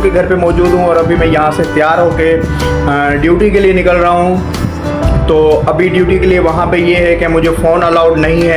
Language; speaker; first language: Hindi; non-native, local second language; Sindhi